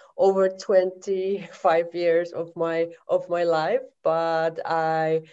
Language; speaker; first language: English; non-native, fluent; Polish